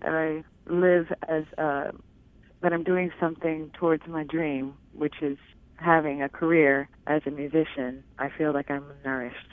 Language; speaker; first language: English; native; English